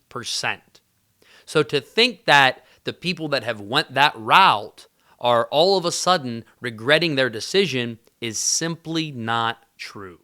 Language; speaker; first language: English; native; English